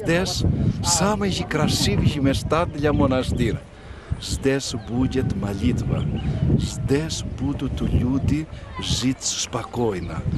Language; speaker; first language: Russian; non-native, learner; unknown